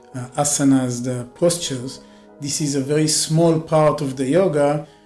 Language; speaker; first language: English; non-native, fluent; Hebrew